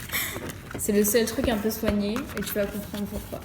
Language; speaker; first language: French; native; French